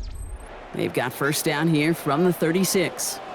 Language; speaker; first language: English; native; English